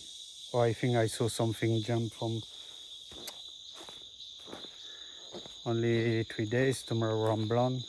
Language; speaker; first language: English; non-native, learner; French